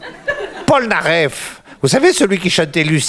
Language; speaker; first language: French; native; French